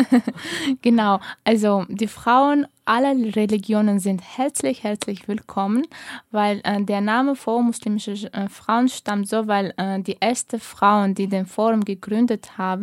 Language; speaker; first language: German; non-native, fluent; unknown